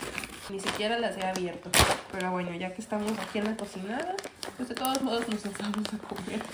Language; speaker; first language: Spanish; native; Spanish